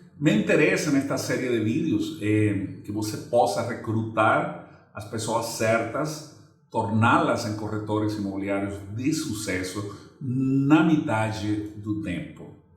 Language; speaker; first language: Portuguese; non-native, fluent; Spanish